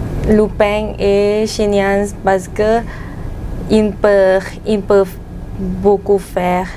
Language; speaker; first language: French; non-native, learner; Thai